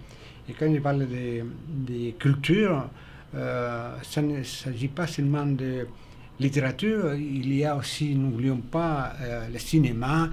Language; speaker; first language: French; non-native, fluent; Spanish